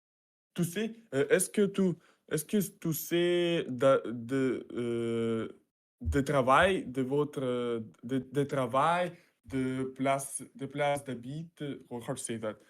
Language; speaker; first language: French; non-native, learner; Russian